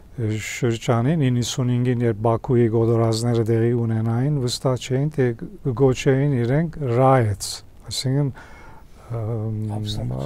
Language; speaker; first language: Armenian; early bilingual, heritage; Armenian